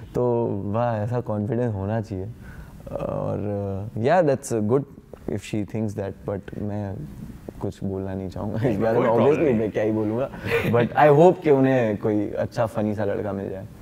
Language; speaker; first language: Hindi; non-native, local second language; Gujarati